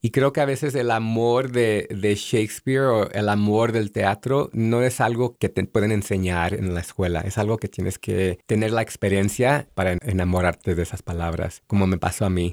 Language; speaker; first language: Spanish; early bilingual, heritage; Spanish